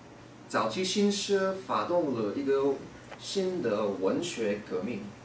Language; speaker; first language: Chinese; non-native, learner; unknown